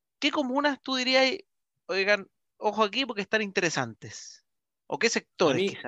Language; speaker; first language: Spanish; native; Spanish